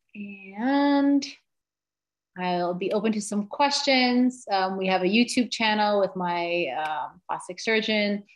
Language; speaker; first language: English; native; English